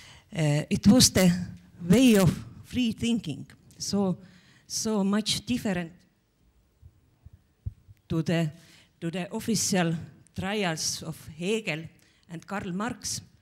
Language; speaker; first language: English; non-native, fluent; Estonian